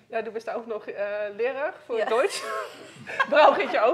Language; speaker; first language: German; non-native, learner; Dutch